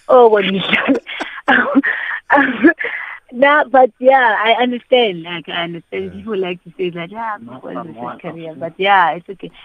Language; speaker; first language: English; non-native, local second language; Xhosa